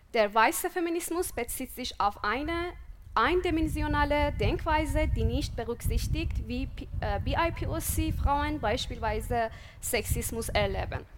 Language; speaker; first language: German; non-native, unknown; Persian